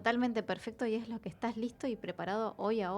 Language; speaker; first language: Spanish; native; Spanish